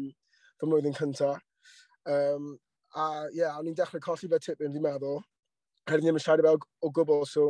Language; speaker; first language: Welsh; non-native, local second language; English